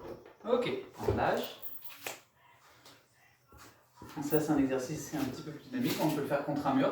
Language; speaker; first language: French; native; French